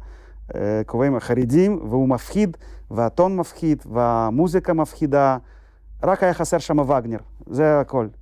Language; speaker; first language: Hebrew; non-native, fluent; Russian